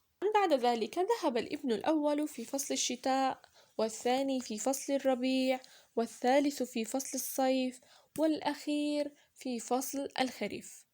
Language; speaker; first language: Arabic; native; Arabic